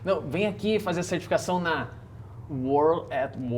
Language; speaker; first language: Portuguese; native; Portuguese